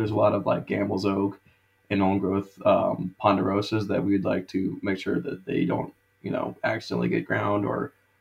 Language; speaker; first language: English; native; English